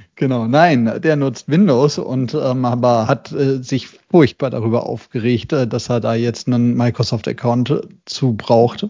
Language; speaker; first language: German; native; German